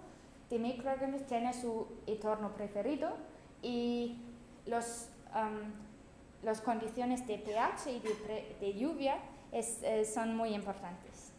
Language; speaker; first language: Spanish; non-native, fluent; German